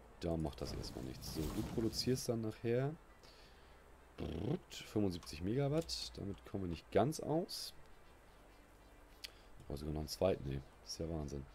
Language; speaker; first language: German; native; German